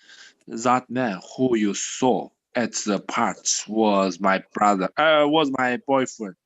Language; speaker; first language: English; non-native, learner; Chinese